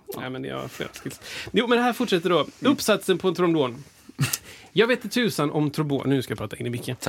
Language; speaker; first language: Swedish; early bilingual, other home language; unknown